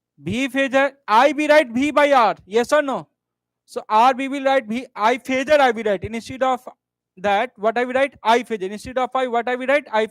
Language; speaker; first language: English; non-native, local second language; Hindi